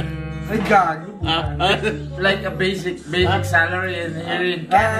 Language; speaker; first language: English; non-native, local second language; Filipino